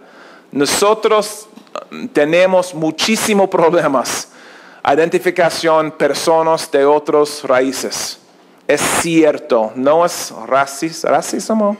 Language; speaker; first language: Spanish; non-native, learner; English